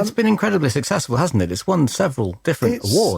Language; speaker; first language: English; native; English